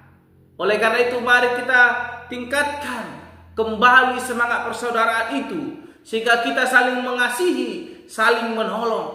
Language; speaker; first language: Indonesian; native; Indonesian